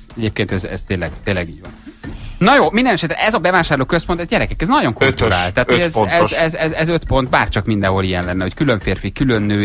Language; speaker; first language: Hungarian; native; Hungarian